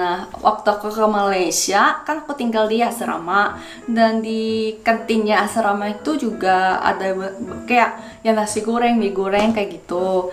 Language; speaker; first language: Indonesian; non-native, fluent; Korean